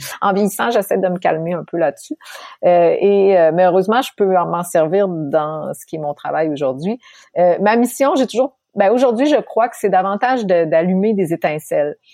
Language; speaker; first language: French; native; French